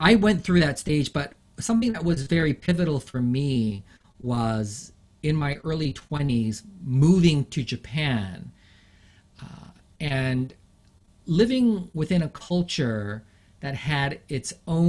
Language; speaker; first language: English; native; English